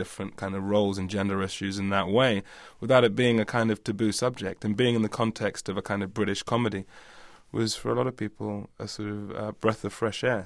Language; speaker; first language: English; native; English